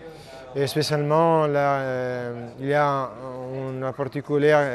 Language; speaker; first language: French; non-native, learner; Italian